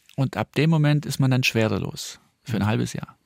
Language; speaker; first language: German; native; German